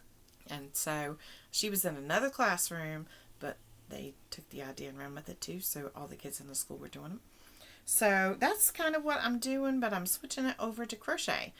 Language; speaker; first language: English; native; English